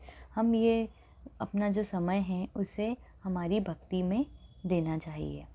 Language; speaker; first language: Hindi; native; Hindi